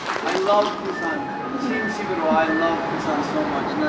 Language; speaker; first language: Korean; early bilingual, heritage; English